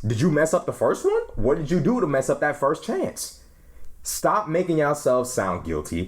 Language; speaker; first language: English; native; English